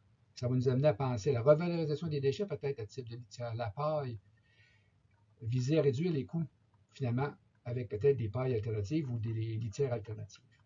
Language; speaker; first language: French; native; French